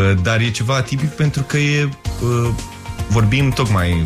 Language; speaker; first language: Romanian; native; Romanian